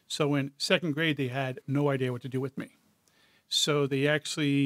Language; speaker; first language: English; native; English